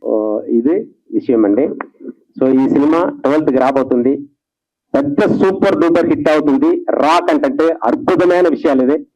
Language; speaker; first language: Telugu; native; Telugu